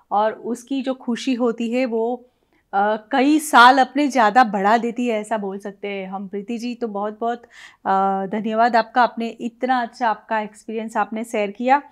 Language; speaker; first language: Hindi; non-native, local second language; Gujarati